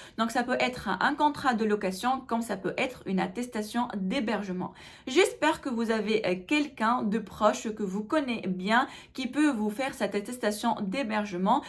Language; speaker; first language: French; non-native, local second language; Arabic